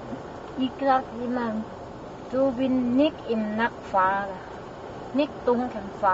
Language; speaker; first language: German; non-native, learner; Thai